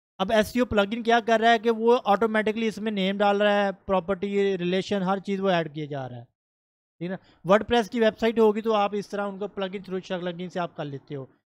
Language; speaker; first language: Urdu; native; Urdu